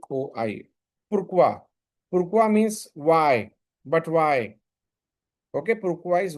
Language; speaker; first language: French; non-native, learner; Hindi